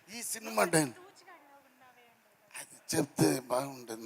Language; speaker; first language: Telugu; non-native, fluent; Tamil